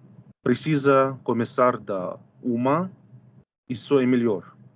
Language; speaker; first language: Portuguese; non-native, fluent; Russian